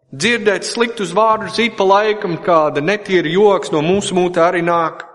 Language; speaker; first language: Latvian; non-native, fluent; English